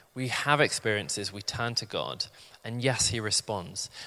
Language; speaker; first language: English; native; English